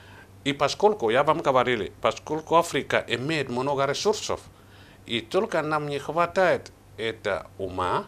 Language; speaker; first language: Russian; non-native, learner; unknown